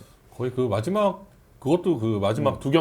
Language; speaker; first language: Korean; native; Korean